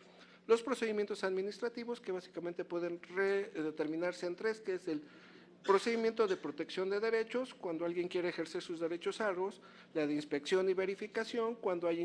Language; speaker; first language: Spanish; native; Spanish